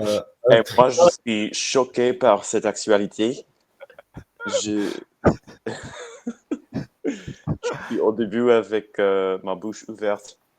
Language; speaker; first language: French; non-native, learner; English